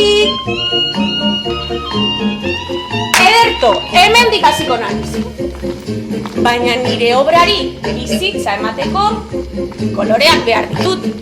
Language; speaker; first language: Basque; non-native, local second language; Spanish